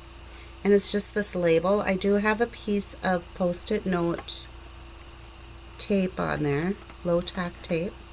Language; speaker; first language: English; native; English